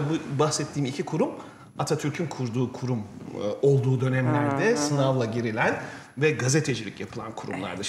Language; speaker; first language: Turkish; native; Turkish